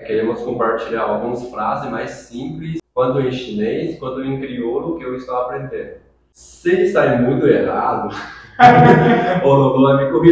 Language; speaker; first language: Portuguese; non-native, fluent; Chinese